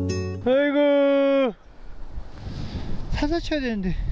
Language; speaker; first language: Korean; native; Korean